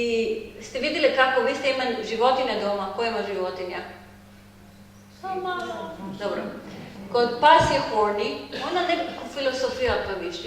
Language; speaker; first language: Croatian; non-native, learner; Hebrew